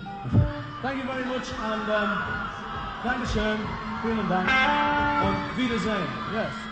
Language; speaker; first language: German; non-native, learner; English